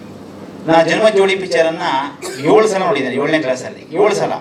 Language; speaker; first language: Kannada; native; Kannada